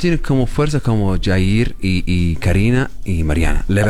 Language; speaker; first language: Spanish; non-native, learner; Arabic